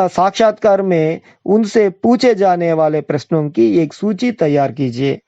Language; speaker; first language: Hindi; non-native, local second language; Telugu